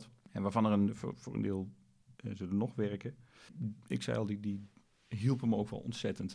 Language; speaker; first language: Dutch; native; Dutch